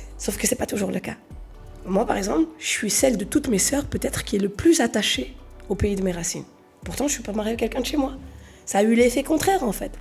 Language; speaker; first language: French; native; French